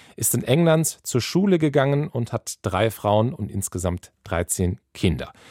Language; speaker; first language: German; native; German